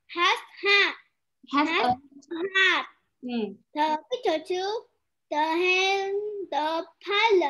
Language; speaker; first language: English; non-native, learner; Vietnamese